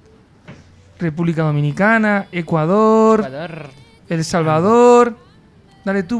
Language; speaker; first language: Spanish; native; Spanish